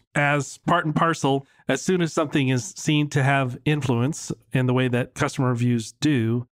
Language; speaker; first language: English; native; English